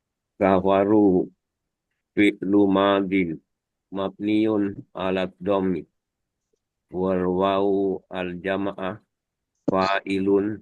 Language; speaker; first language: Arabic; non-native, learner; Indonesian